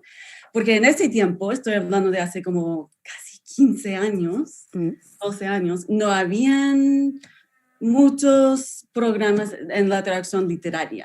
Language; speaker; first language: Spanish; non-native, fluent; English